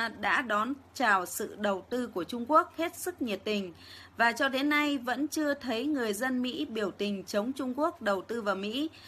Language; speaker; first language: Vietnamese; native; Vietnamese